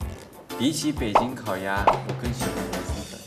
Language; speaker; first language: Chinese; native; Chinese